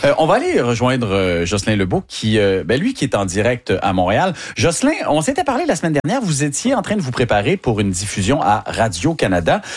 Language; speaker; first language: French; native; French